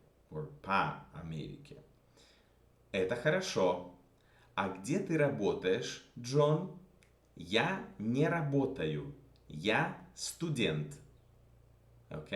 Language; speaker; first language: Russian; non-native, fluent; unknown